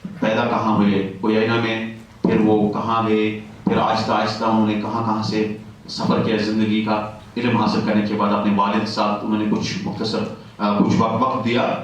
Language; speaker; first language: Urdu; non-native, local second language; Kashmiri